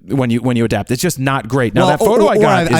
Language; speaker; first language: English; native; English